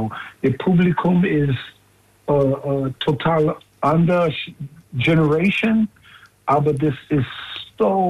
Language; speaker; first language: German; non-native, fluent; English